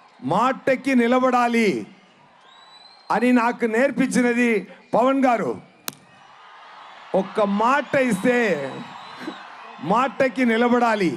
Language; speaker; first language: Telugu; non-native, local second language; Tamil